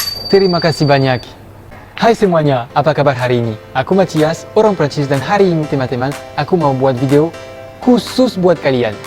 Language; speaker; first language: Indonesian; non-native, fluent; French